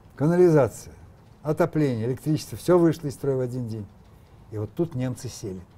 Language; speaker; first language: Russian; native; Russian